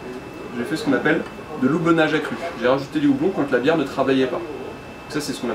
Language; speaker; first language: French; native; French